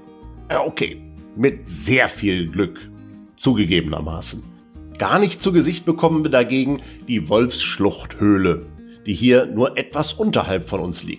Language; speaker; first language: German; native; German